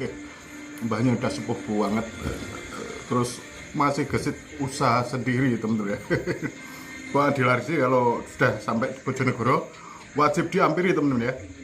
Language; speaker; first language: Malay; non-native, local second language; Javanese